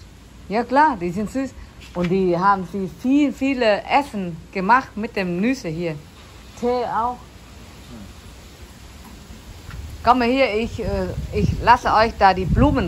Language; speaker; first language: German; non-native, learner; Vietnamese